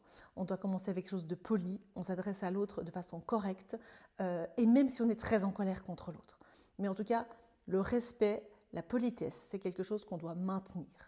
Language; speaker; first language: French; native; French